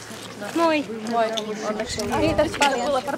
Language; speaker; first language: Finnish; early bilingual, other home language; Russian